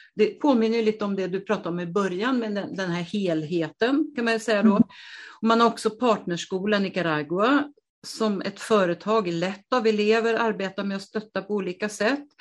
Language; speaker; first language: Swedish; native; Swedish